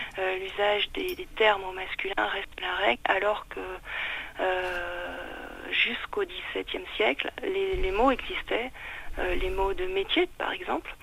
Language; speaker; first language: French; native; French